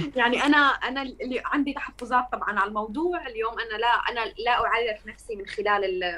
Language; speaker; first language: Arabic; native; Arabic